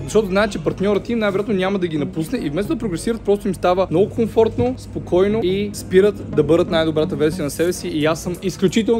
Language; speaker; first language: Bulgarian; native; Bulgarian